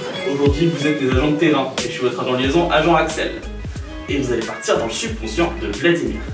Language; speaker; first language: French; native; French